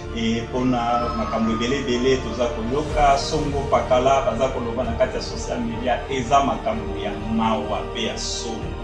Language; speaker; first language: Lingala; native; Lingala